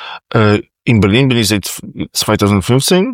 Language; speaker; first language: German; non-native, fluent; Polish